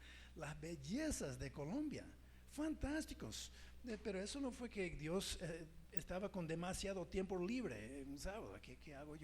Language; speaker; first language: Spanish; non-native, fluent; English